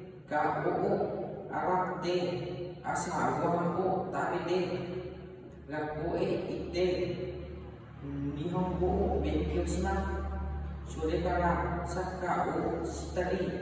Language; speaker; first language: Japanese; non-native, learner; Vietnamese